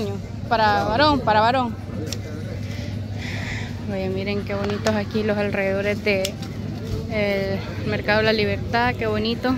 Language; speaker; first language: Spanish; native; Spanish